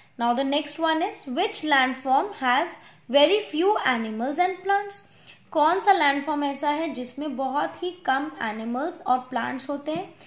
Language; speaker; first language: Hindi; native; Hindi